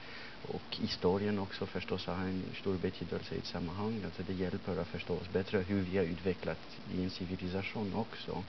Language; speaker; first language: Swedish; non-native, fluent; French